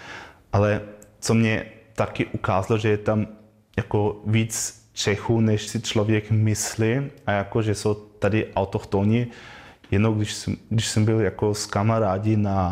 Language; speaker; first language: Czech; non-native, fluent; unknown